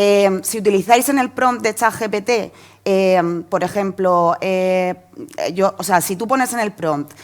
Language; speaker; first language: Spanish; native; Spanish